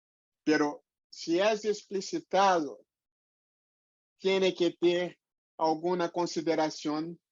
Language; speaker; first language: Spanish; non-native, fluent; Portuguese